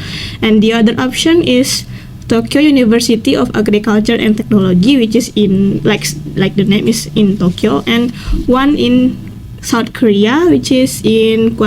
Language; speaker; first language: English; non-native, learner; Indonesian